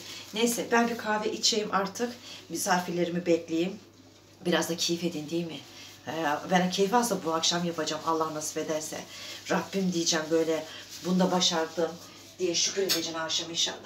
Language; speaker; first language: Turkish; native; Turkish